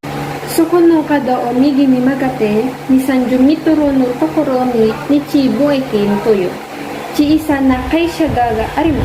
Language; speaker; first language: Japanese; non-native, learner; Filipino